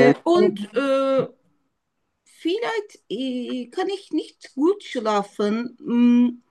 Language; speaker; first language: German; non-native, learner; Turkish